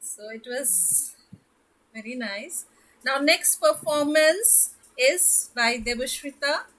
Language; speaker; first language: English; non-native, local second language; Hindi